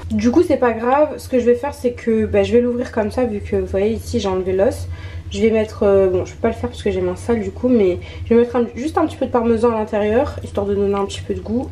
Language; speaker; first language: French; early bilingual, other home language; Arabic